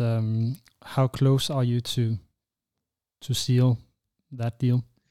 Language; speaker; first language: English; non-native, fluent; Danish